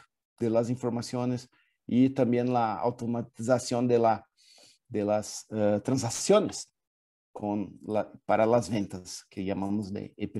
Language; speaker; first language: Spanish; non-native, fluent; Portuguese